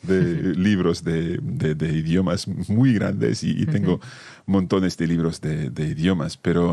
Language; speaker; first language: Spanish; non-native, fluent; English